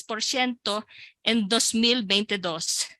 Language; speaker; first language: Spanish; non-native, local second language; Filipino